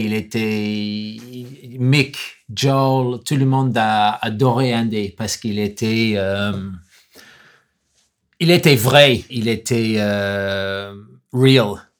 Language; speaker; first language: French; non-native, learner; English